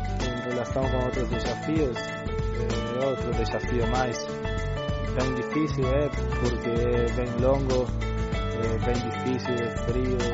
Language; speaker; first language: Portuguese; non-native, learner; Spanish